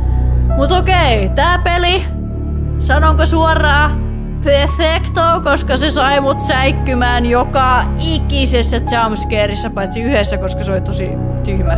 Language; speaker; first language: Finnish; native; Finnish